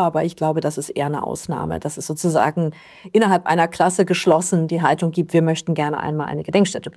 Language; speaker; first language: German; native; German